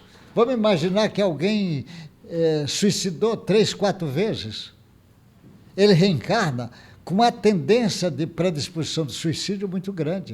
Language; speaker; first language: Portuguese; native; Portuguese